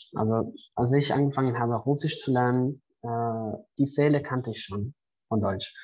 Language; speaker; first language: German; non-native, fluent; Spanish